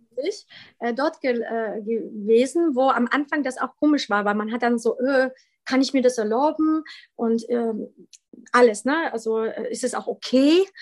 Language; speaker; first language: German; early bilingual, other home language; Polish